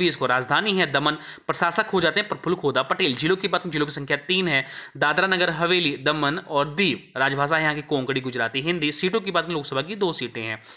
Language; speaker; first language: Hindi; native; Hindi